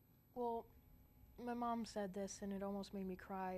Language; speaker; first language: English; native; English